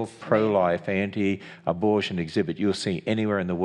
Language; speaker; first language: English; native; English